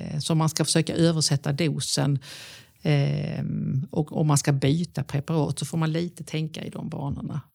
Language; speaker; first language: Swedish; native; Swedish